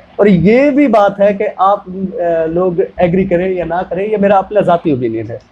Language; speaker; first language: Urdu; non-native, local second language; Punjabi